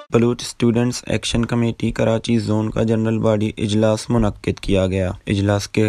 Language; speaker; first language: Urdu; non-native, local second language; Baluchi